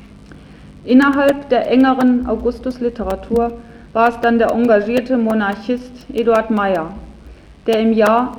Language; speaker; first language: German; native; German